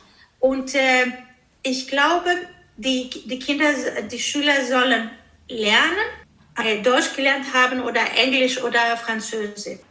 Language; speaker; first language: German; non-native, fluent; Greek